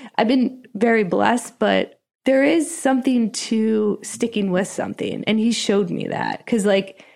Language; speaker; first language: English; native; English